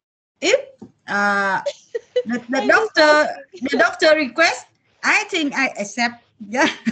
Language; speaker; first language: English; non-native, learner; Vietnamese